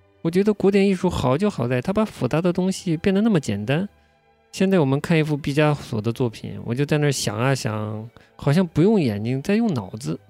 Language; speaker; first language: Chinese; native; Chinese